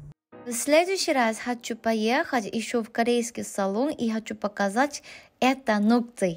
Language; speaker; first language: Russian; non-native, fluent; Korean